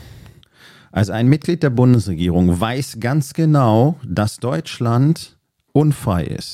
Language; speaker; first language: German; native; German